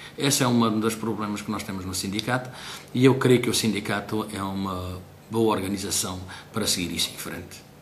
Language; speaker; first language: Portuguese; native; Portuguese